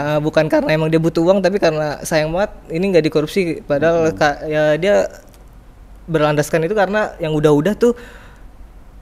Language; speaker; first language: Indonesian; native; Indonesian